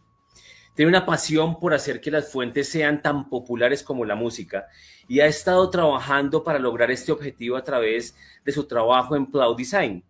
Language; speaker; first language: Spanish; native; Spanish